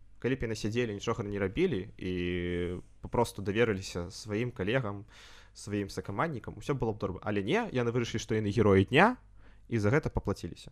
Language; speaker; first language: Belarusian; non-native, local second language; Russian